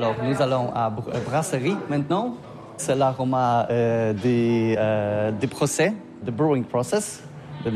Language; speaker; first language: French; non-native, learner; Polish